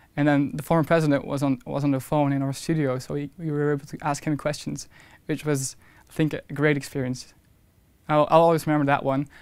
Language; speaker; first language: English; non-native, fluent; Dutch